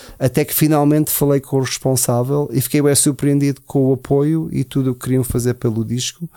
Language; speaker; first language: Portuguese; early bilingual, heritage; Portuguese